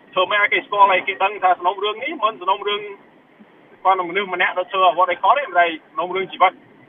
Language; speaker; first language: Khmer; early bilingual, heritage; Khmer